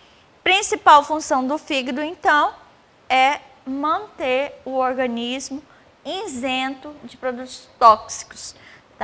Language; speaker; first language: Portuguese; native; Portuguese